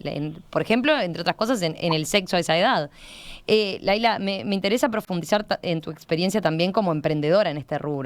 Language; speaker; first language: Spanish; native; Spanish